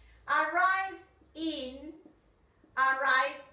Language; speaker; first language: English; non-native, fluent; Spanish